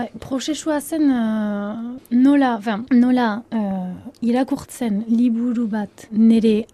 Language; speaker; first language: Basque; non-native, local second language; French